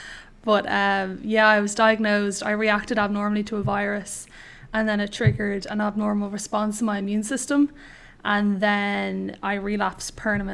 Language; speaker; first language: English; native; English